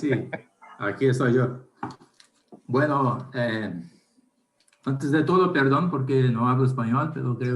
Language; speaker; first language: Spanish; non-native, learner; Portuguese